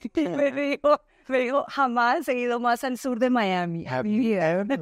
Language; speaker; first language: Spanish; native; Spanish